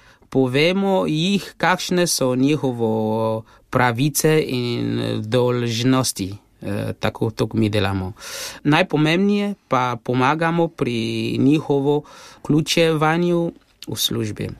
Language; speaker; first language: Slovenian; non-native, fluent; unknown